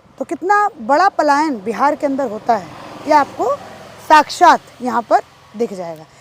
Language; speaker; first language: Hindi; native; Hindi